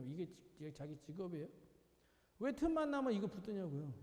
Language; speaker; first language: Korean; native; Korean